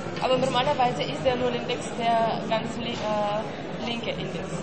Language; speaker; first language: German; non-native, learner; Bulgarian